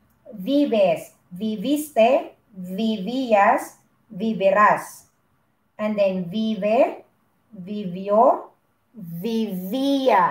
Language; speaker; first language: Spanish; non-native, learner; Filipino